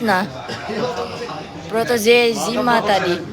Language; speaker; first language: Czech; non-native, learner; Indonesian